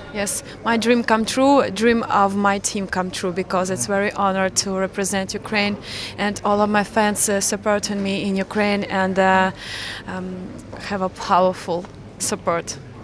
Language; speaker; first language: English; non-native, learner; Ukrainian